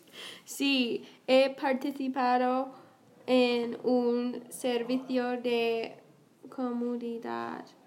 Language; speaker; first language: Spanish; non-native, learner; English